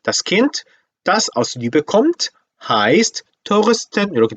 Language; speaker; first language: German; non-native, fluent; Korean